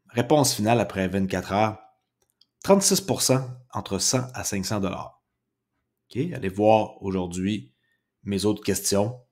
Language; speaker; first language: French; native; French